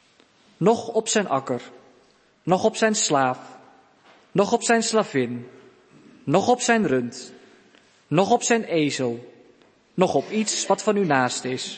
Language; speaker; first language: Dutch; native; Dutch